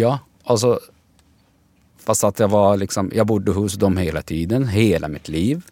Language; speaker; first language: Swedish; non-native, learner; Arabic